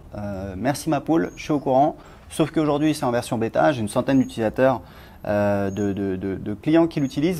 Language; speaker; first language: French; native; French